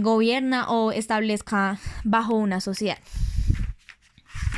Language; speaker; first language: Spanish; native; Spanish